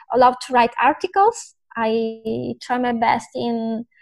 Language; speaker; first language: English; non-native, fluent; Italian